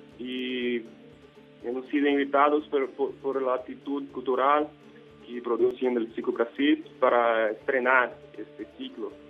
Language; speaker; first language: Spanish; non-native, fluent; Portuguese